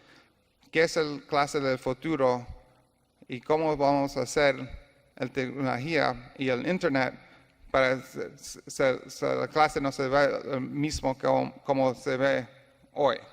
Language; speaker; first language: Spanish; non-native, learner; English